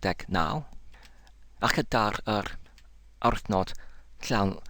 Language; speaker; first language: Welsh; non-native, learner; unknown